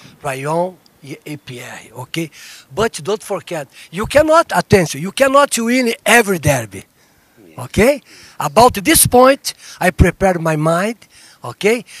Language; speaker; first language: English; non-native, learner; Portuguese